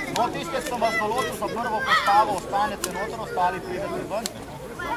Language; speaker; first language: Slovenian; native; Slovenian